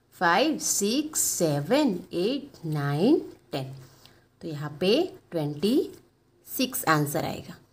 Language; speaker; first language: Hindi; non-native, local second language; Gujarati